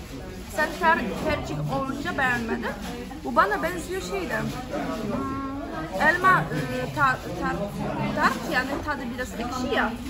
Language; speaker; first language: Turkish; non-native, learner; Polish